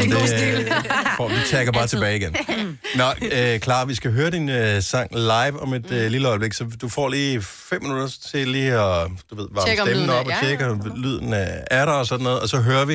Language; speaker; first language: Danish; native; Danish